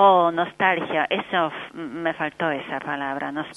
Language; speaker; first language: Spanish; non-native, fluent; Polish